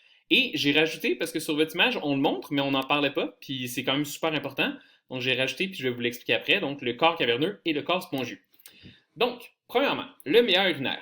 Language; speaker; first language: French; native; French